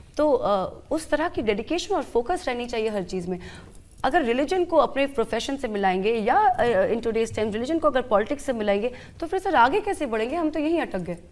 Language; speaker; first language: Hindi; non-native, local second language; Bangla